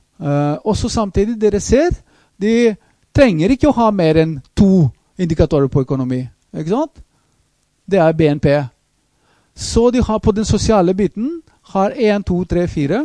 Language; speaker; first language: Norwegian; non-native, fluent; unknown